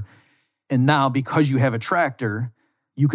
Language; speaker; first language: English; native; English